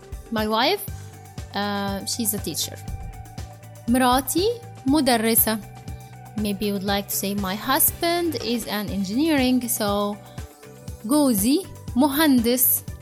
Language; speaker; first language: English; non-native, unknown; Arabic